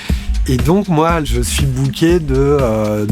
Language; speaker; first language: French; native; French